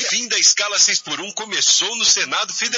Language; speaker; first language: Portuguese; native; Portuguese